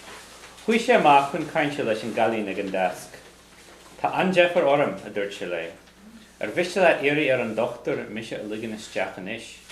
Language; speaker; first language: Irish; non-native, fluent; English